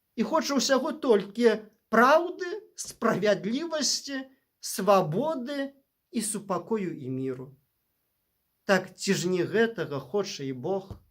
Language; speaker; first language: Belarusian; native; Belarusian